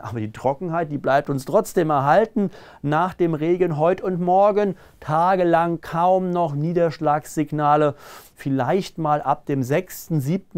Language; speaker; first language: German; native; German